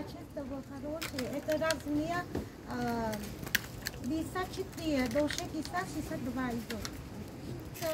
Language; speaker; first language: Russian; non-native, learner; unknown